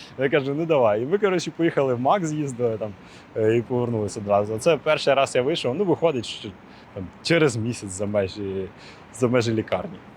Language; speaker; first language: Ukrainian; non-native, local second language; Russian